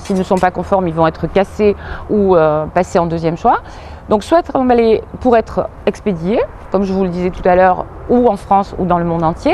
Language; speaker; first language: French; native; French